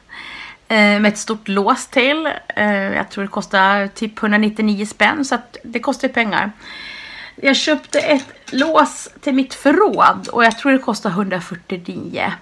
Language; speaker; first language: Swedish; native; Swedish